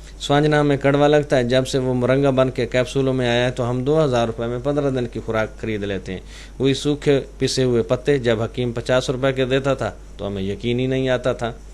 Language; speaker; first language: Urdu; non-native, local second language; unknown